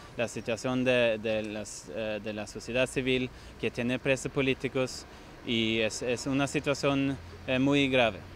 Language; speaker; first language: Spanish; non-native, fluent; Norwegian